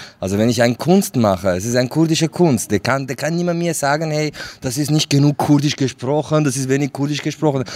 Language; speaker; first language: German; non-native, fluent; Kurdish